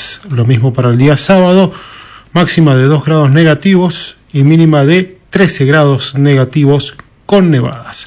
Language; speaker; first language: Spanish; native; Spanish